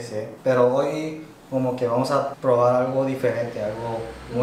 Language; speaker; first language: Spanish; early bilingual, other home language; Korean